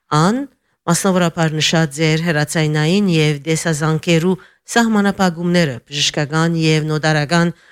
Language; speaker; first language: Armenian; early bilingual, heritage; Armenian